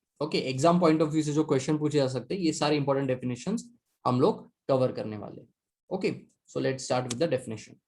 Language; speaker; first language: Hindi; non-native, local second language; Marathi